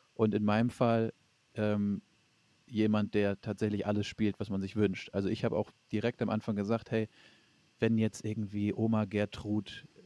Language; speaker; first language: German; native; German